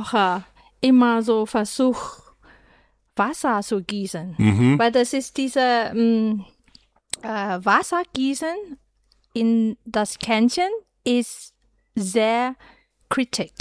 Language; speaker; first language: German; non-native, fluent; Chinese